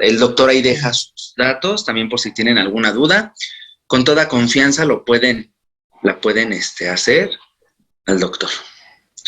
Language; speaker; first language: Spanish; native; Spanish